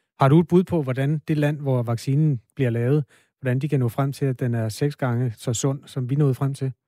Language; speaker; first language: Danish; native; Danish